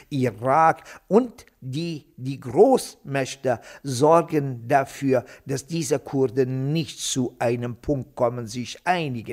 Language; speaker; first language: German; non-native, fluent; Kurdish